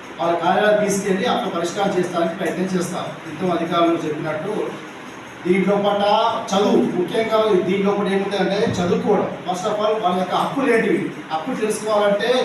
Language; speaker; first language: Telugu; native; Telugu